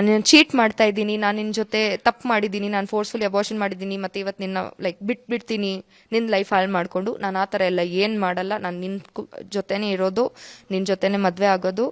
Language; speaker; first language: Kannada; non-native, local second language; Kodava